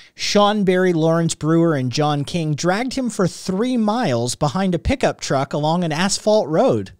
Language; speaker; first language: English; native; English